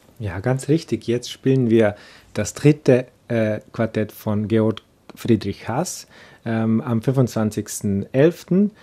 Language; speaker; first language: German; non-native, fluent; Slovenian